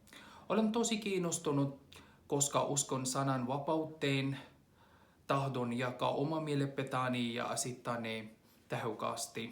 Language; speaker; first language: Finnish; non-native, fluent; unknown